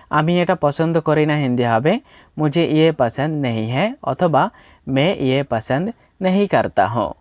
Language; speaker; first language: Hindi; non-native, fluent; Bangla